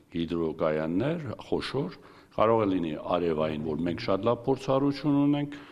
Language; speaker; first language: Armenian; early bilingual, heritage; Armenian